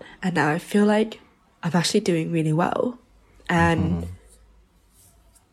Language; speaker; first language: English; early bilingual, other home language; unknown